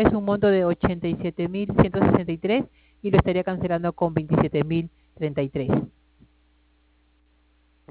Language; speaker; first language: Spanish; native; Spanish